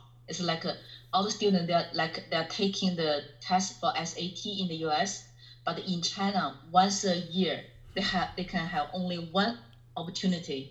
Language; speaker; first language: English; non-native, fluent; Chinese